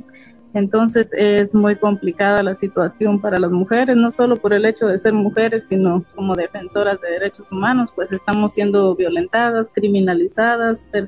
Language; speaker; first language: Spanish; native; Spanish